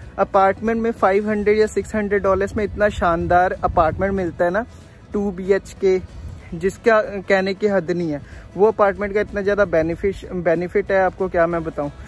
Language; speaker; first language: Hindi; native; Hindi